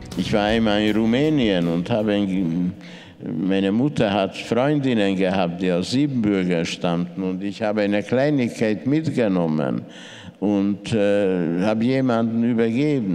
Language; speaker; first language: German; non-native, fluent; Hungarian